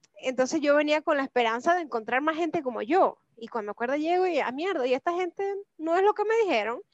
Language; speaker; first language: Spanish; native; Spanish